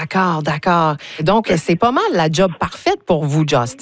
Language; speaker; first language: French; native; French